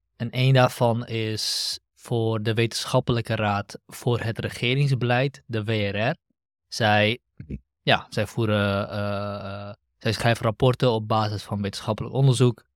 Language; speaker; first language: Dutch; early bilingual, other home language; Kurdish